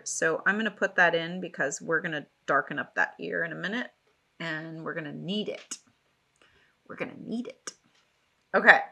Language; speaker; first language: English; native; English